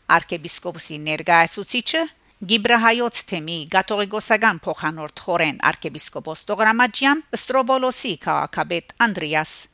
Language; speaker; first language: Armenian; early bilingual, heritage; Armenian